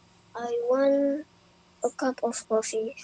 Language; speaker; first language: English; non-native, learner; Indonesian